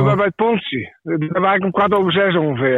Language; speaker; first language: Dutch; native; Dutch